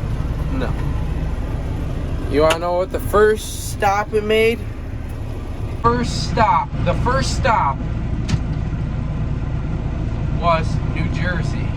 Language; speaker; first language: English; native; English